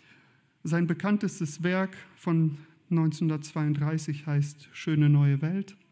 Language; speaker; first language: German; native; German